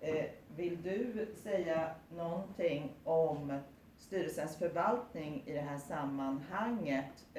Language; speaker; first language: Swedish; native; Swedish